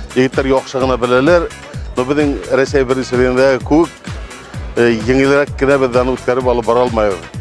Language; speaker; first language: Tatar; non-native, local second language; Bashkir